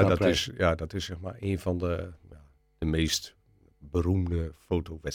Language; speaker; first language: Dutch; native; Dutch